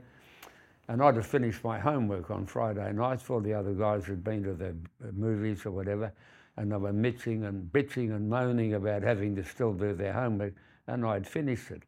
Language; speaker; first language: English; native; English